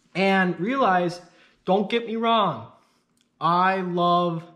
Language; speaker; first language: English; native; English